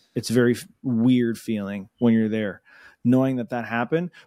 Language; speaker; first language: English; early bilingual, other home language; Spanish